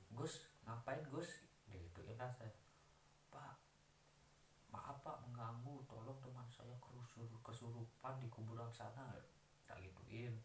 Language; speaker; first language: Indonesian; non-native, local second language; Balinese